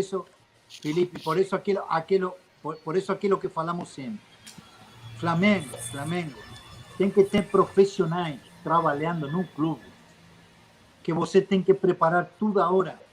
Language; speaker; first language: Portuguese; non-native, fluent; Spanish